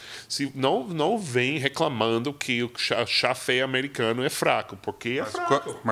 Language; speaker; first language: Portuguese; non-native, fluent; English